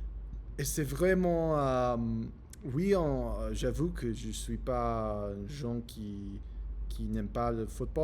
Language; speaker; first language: French; non-native, learner; English